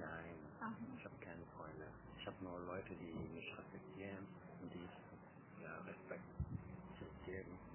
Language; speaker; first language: German; non-native, learner; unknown